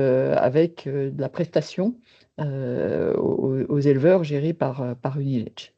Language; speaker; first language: French; native; French